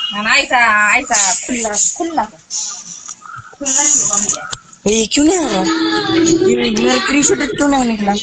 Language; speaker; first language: Hindi; native; Hindi